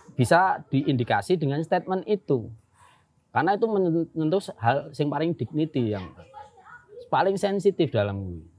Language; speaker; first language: Indonesian; non-native, local second language; Javanese